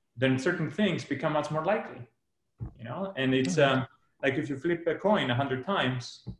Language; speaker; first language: English; non-native, fluent; Greek